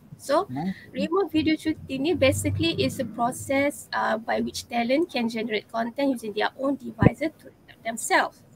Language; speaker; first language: English; non-native, local second language; Malay